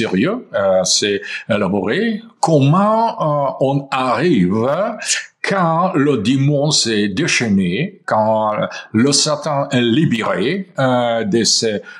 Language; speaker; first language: French; non-native, fluent; Russian